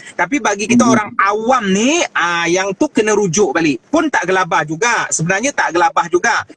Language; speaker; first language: Malay; native; Malay